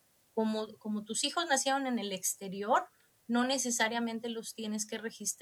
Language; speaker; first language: Spanish; native; Spanish